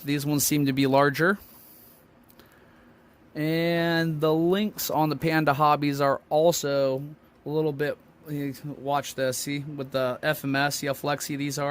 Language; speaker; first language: English; native; English